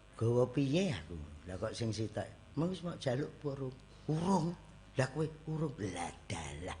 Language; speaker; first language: Javanese; native; Javanese